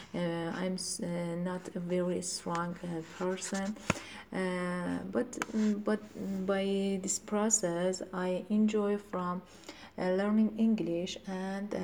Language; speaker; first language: English; non-native, learner; Persian